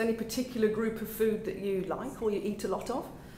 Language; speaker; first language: English; native; English